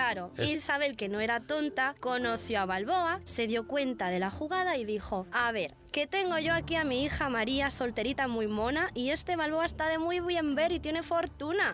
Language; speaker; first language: Spanish; native; Spanish